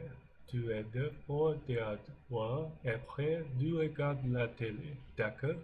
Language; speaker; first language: French; non-native, learner; English